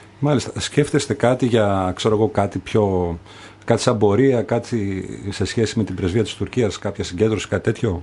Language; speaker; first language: Greek; native; Greek